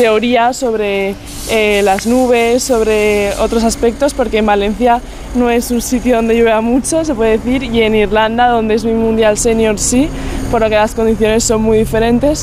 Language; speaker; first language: Spanish; native; Spanish